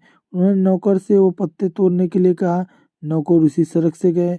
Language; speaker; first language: Hindi; native; Hindi